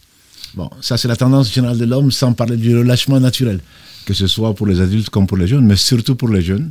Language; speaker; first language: French; native; French